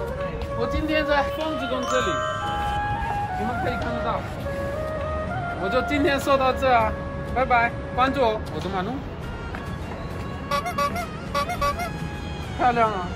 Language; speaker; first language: Chinese; non-native, fluent; Hindi